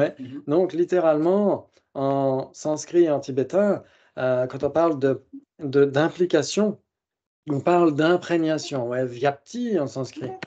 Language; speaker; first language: French; native; French